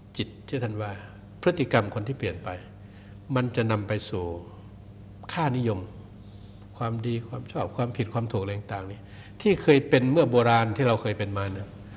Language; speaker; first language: Thai; native; Thai